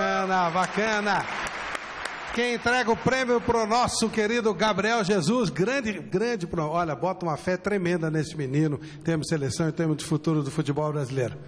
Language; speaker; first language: Portuguese; native; Portuguese